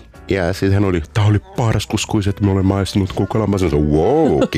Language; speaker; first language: Finnish; non-native, fluent; Portuguese